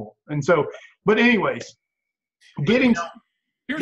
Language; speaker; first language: English; native; English